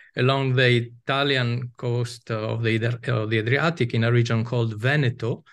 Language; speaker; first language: English; non-native, fluent; Italian